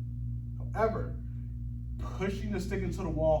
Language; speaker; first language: English; native; English